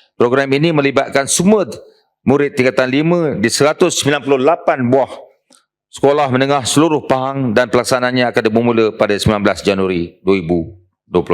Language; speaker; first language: Malay; native; Malay